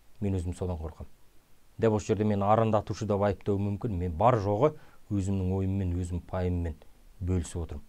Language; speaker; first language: Kazakh; native; Kazakh